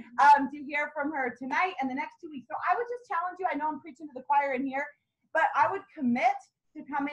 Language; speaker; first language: English; native; English